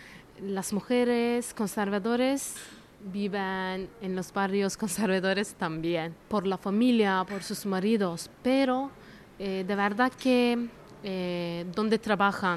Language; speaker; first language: Spanish; non-native, fluent; Turkish